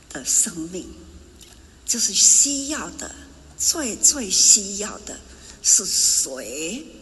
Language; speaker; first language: Chinese; non-native, local second language; Min Nan Chinese